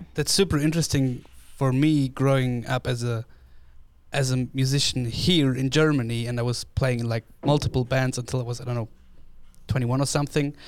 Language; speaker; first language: English; non-native, fluent; German